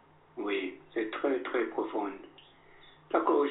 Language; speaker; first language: French; non-native, fluent; English